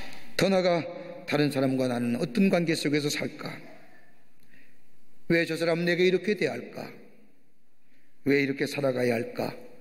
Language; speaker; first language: Korean; native; Korean